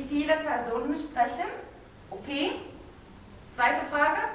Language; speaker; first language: German; non-native, fluent; Arabic